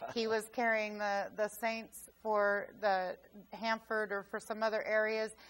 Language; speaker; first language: English; native; English